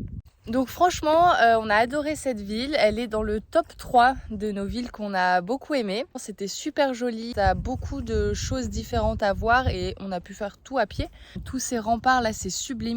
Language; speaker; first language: French; native; French